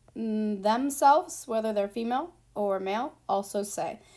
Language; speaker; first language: English; native; English